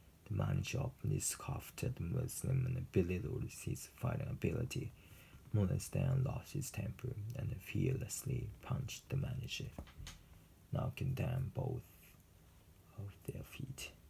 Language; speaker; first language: English; non-native, fluent; Japanese